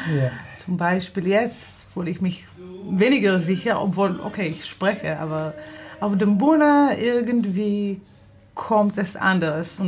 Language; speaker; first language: German; non-native, fluent; Hebrew